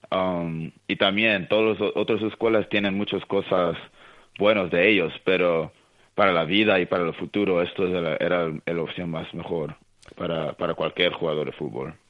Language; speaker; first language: Spanish; early bilingual, heritage; Spanish